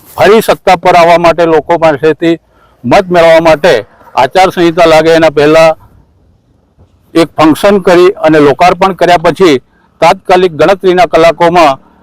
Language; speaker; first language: Gujarati; native; Gujarati